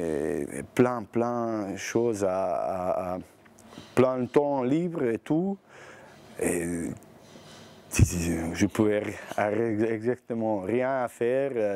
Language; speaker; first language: French; non-native, learner; Bosnian